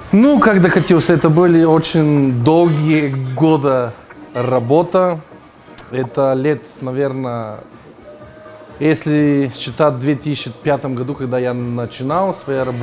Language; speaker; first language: Russian; non-native, learner; Bulgarian